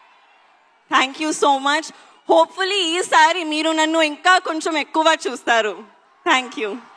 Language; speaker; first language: Telugu; non-native, learner; Hindi